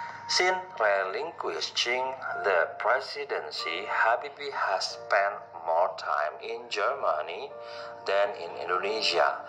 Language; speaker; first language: English; non-native, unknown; Indonesian